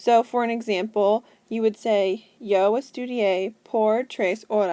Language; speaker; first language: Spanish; non-native, fluent; English